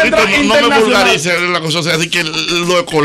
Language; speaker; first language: Spanish; native; Spanish